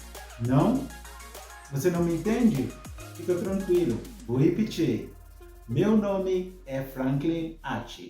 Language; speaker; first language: Portuguese; non-native, fluent; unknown